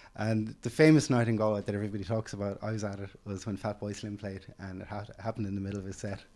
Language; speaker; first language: English; native; English